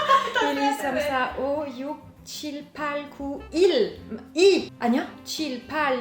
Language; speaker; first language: Korean; non-native, learner; French